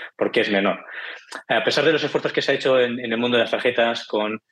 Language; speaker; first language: Spanish; native; Spanish